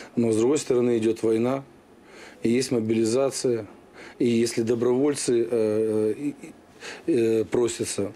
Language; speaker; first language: Russian; native; Russian